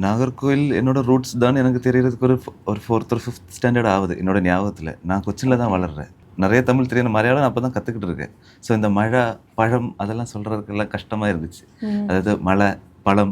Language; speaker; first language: Tamil; early bilingual, heritage; Tamil